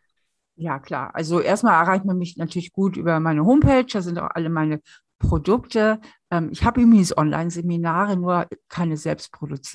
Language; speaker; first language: German; native; German